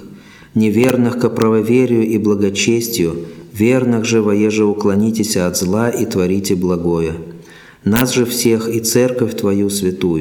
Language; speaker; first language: Russian; native; Russian